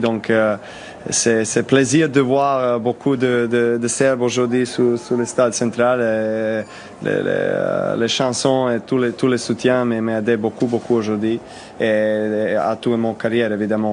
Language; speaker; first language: French; non-native, learner; Serbian